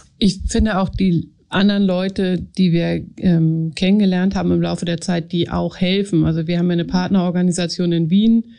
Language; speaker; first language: German; native; German